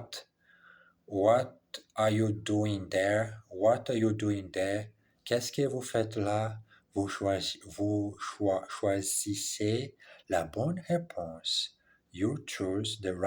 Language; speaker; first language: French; non-native, learner; English